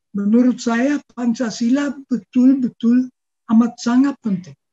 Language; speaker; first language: Indonesian; non-native, fluent; German